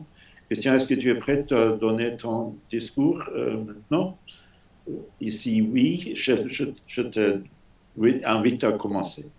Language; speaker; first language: French; non-native, fluent; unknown